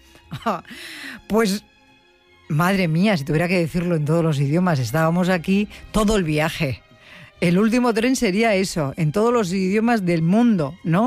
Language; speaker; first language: Spanish; native; Spanish